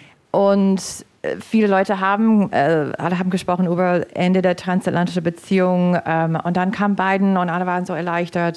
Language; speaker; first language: German; non-native, fluent; English